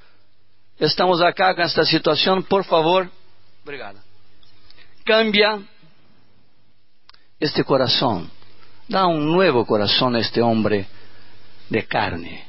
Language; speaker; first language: Spanish; non-native, learner; Portuguese